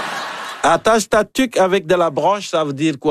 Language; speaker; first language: French; native; French